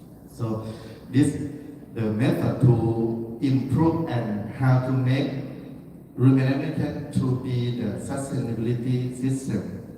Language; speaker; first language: English; non-native, learner; Thai